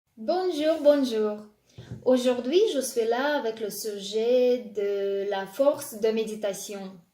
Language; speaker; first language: French; non-native, fluent; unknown